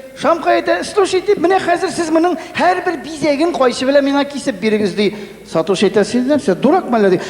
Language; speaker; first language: Tatar; native; Tatar